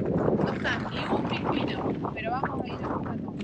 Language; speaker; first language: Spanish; non-native, learner; Portuguese